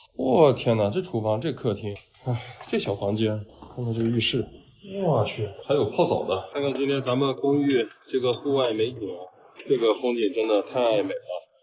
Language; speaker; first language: Chinese; native; Chinese